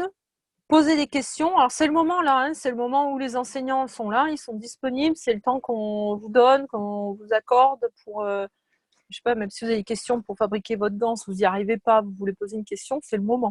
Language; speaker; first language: French; native; French